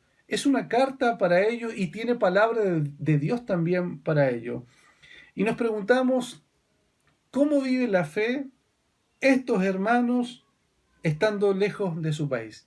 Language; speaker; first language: Spanish; native; Spanish